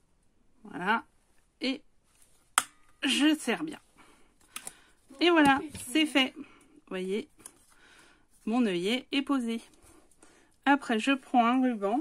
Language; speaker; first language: French; native; French